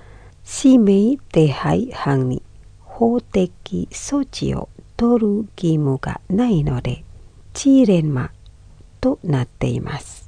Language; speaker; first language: Japanese; non-native, fluent; Indonesian